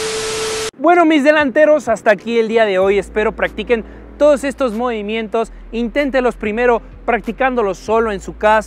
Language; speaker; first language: Spanish; native; Spanish